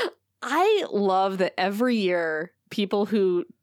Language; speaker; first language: English; native; English